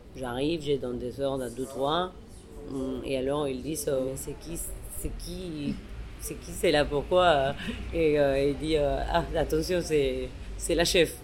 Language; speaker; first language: French; non-native, fluent; Spanish